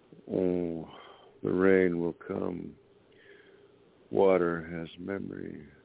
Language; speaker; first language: English; native; English